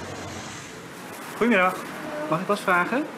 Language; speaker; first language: Dutch; native; Dutch